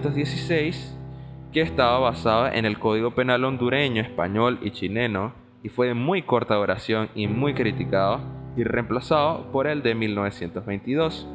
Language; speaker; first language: Spanish; native; Spanish